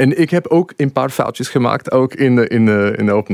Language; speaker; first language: Dutch; non-native, fluent; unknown